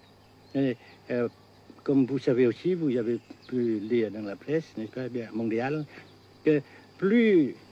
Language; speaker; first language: French; non-native, fluent; Vietnamese